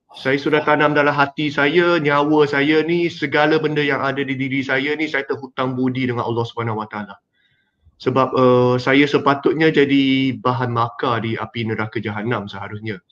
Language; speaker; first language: Malay; non-native, local second language; Chinese